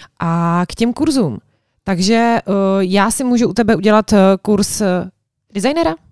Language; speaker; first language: Czech; native; Czech